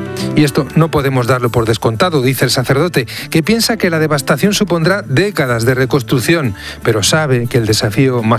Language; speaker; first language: Spanish; native; Spanish